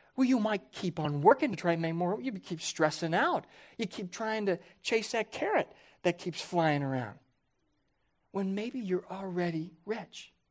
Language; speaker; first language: English; native; English